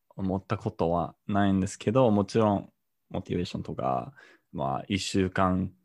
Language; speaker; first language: Japanese; non-native, fluent; English